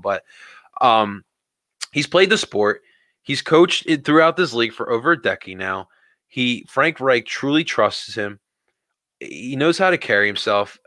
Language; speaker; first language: English; native; English